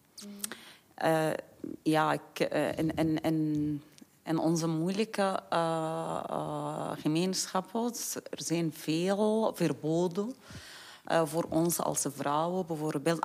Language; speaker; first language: Dutch; non-native, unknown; Arabic